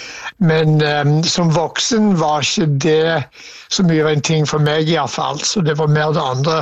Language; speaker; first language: Norwegian; non-native, fluent; English